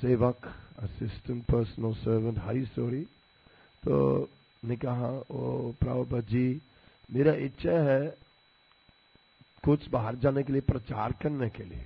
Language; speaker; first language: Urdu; non-native, learner; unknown